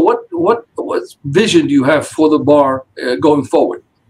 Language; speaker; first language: English; early bilingual, other home language; Spanish